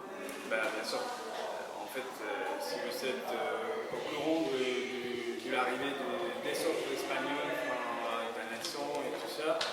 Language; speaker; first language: French; non-native, fluent; Spanish